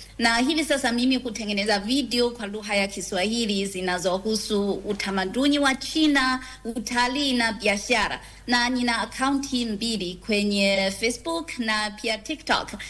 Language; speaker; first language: Swahili; non-native, fluent; Chinese